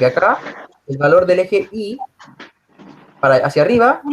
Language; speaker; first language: Spanish; native; Spanish